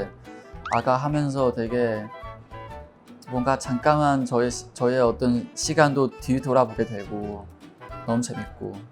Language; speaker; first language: Korean; non-native, fluent; Chinese